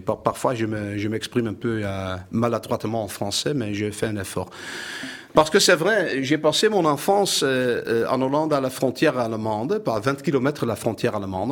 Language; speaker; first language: French; non-native, fluent; Dutch